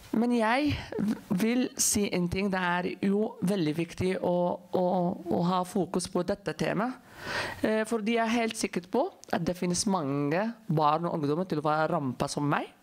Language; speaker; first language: Norwegian; non-native, fluent; Arabic